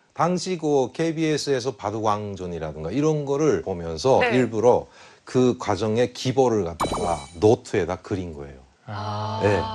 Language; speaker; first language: Korean; native; Korean